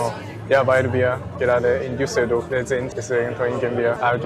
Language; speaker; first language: German; non-native, learner; Japanese